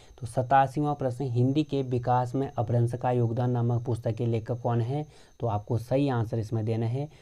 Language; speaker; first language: Hindi; native; Hindi